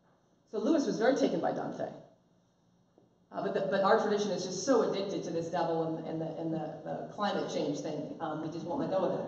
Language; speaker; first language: English; native; English